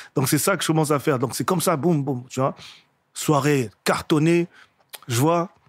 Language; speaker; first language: French; native; French